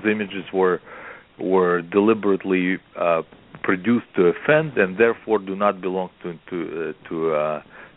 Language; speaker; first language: English; non-native, fluent; Russian